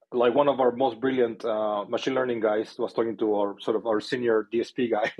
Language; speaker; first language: English; non-native, fluent; Spanish